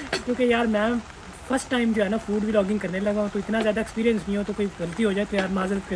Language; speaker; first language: Urdu; non-native, local second language; Punjabi